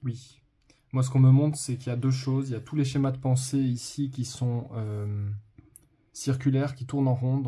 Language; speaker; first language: French; native; French